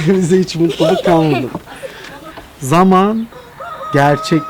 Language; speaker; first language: Turkish; native; Turkish